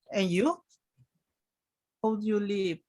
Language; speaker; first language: English; non-native, learner; Spanish